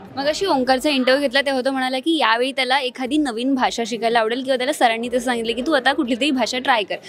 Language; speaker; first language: Marathi; native; Marathi